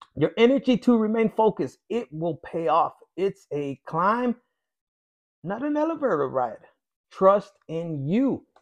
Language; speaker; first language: English; early bilingual, other home language; Spanish